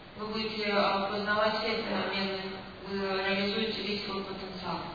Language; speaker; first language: Russian; native; Russian